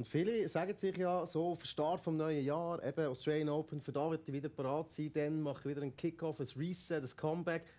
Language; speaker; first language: German; native; German